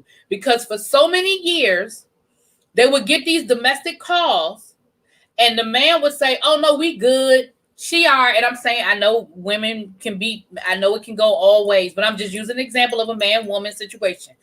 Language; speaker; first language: English; native; English